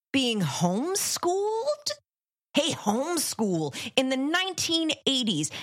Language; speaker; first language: English; native; English